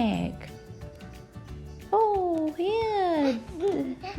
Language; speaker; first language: English; non-native, local second language; Hindi